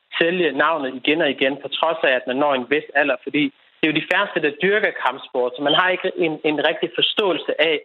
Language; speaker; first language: Danish; native; Danish